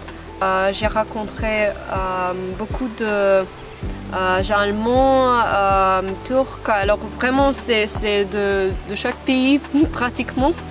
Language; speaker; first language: French; non-native, fluent; Maltese